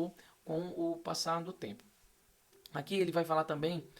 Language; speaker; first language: Portuguese; native; Portuguese